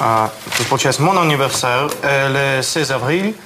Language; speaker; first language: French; non-native, learner; Russian